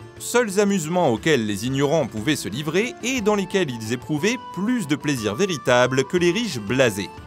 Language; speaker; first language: French; native; French